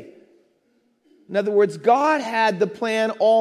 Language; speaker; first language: English; native; English